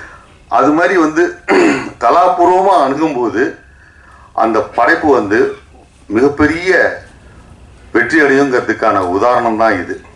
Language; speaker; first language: Tamil; native; Tamil